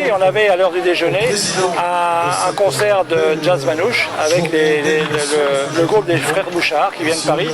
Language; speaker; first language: French; native; French